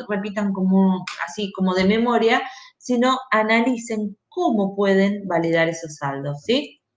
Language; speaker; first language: Spanish; native; Spanish